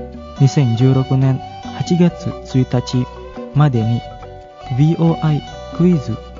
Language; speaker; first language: Japanese; non-native, fluent; Indonesian